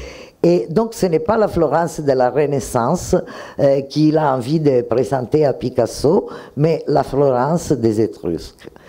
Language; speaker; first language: French; non-native, fluent; Italian